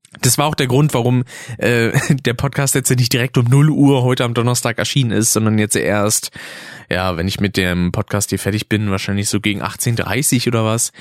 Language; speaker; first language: German; native; German